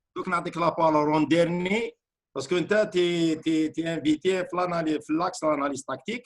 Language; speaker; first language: French; non-native, local second language; Arabic